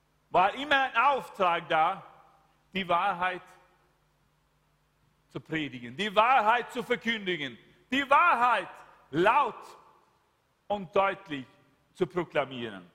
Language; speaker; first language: German; non-native, fluent; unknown